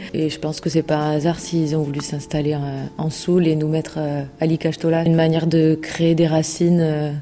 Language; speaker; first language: French; native; French